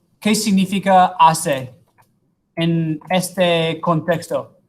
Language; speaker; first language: Spanish; non-native, fluent; English